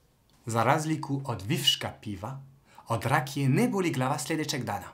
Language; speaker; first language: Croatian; non-native, learner; French